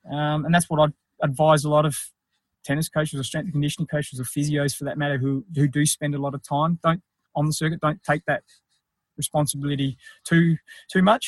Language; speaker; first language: English; native; English